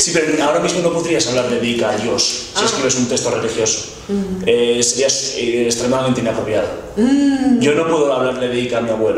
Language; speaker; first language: Spanish; non-native, local second language; Basque